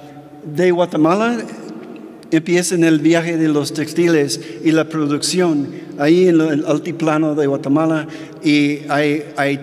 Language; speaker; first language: Spanish; non-native, fluent; English